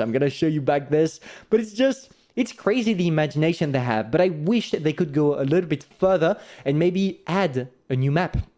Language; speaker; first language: English; non-native, fluent; French